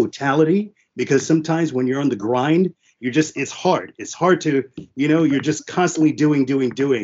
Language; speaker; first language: English; early bilingual, other home language; French